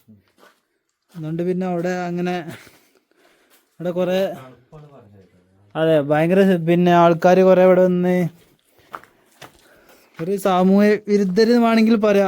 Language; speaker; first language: Malayalam; native; Malayalam